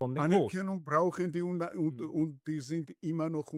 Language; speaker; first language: German; non-native, learner; Georgian